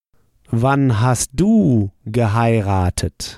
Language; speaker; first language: German; non-native, fluent; English